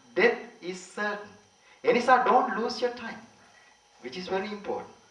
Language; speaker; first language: English; non-native, local second language; Sinhala